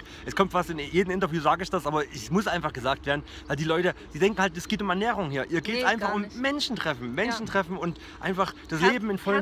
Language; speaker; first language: German; native; German